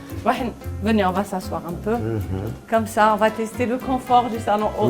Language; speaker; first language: French; non-native, local second language; Arabic